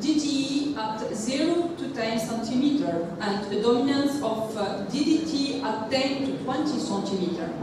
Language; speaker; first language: English; non-native, local second language; Arabic